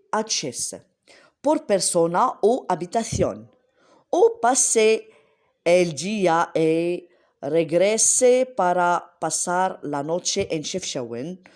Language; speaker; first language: Spanish; non-native, learner; Arabic